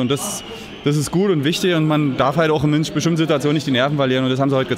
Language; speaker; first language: German; native; German